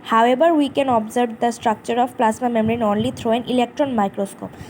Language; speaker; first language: English; non-native, local second language; Bangla